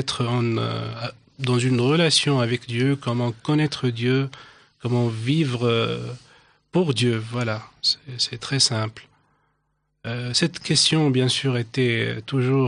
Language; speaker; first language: French; non-native, local second language; Arabic